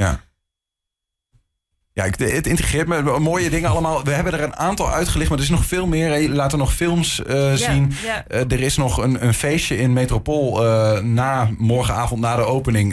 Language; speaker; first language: Dutch; native; Dutch